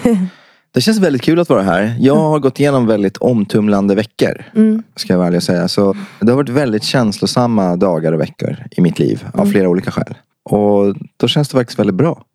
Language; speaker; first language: Swedish; early bilingual, other home language; Persian